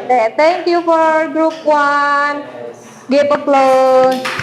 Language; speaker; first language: English; non-native, learner; Indonesian